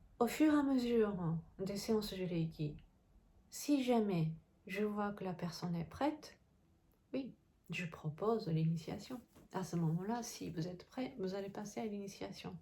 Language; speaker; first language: French; non-native, fluent; Japanese